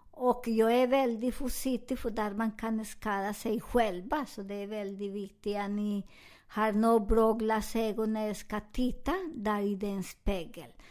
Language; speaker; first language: Swedish; non-native, learner; Spanish